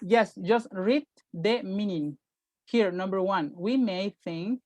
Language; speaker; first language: English; non-native, fluent; Spanish